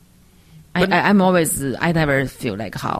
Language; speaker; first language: English; non-native, fluent; Chinese